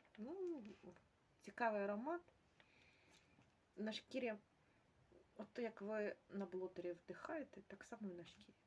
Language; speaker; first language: Ukrainian; native; Ukrainian